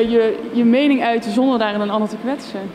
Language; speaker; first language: Dutch; native; Dutch